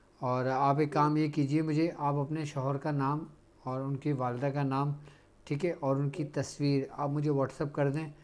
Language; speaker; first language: Urdu; native; Urdu